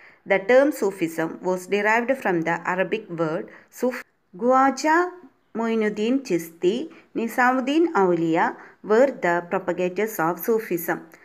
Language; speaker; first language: English; non-native, local second language; Malayalam